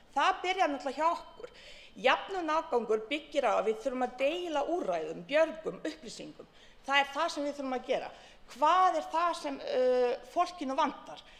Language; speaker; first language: Icelandic; non-native, fluent; Bosnian